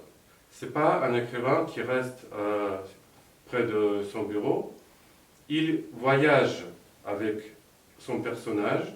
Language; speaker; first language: French; non-native, fluent; Russian